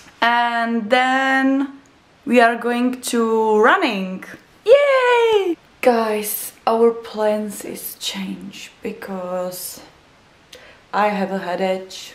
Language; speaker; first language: English; non-native, learner; Czech